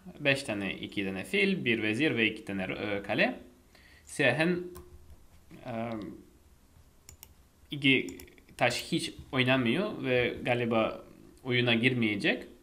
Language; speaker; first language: Turkish; non-native, fluent; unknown